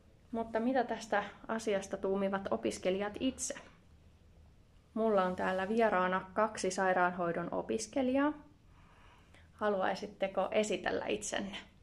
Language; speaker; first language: Finnish; native; Finnish